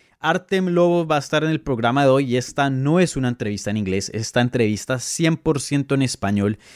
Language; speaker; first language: Spanish; native; Spanish